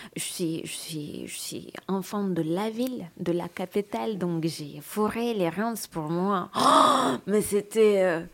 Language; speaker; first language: French; non-native, learner; Russian